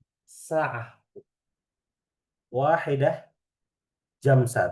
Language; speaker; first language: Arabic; non-native, fluent; Indonesian